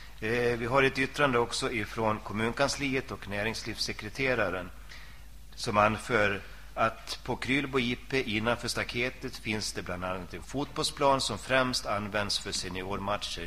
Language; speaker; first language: Swedish; native; Swedish